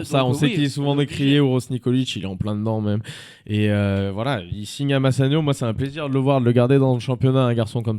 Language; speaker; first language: French; native; French